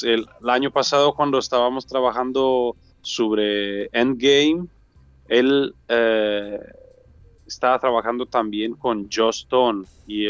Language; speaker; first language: Spanish; non-native, learner; Italian